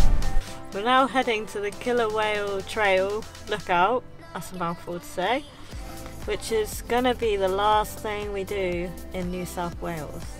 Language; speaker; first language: English; native; English